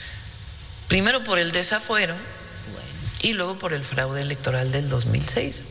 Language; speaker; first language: Spanish; native; Spanish